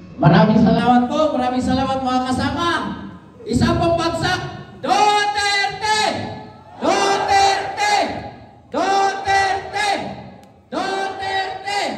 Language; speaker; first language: Filipino; non-native, local second language; Cebuano